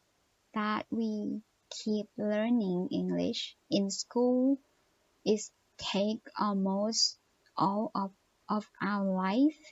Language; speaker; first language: English; non-native, learner; Thai